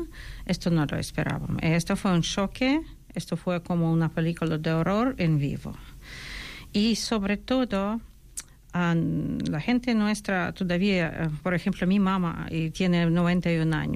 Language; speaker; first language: Spanish; non-native, fluent; Ukrainian